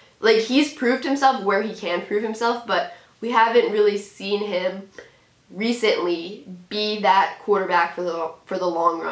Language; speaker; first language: English; native; English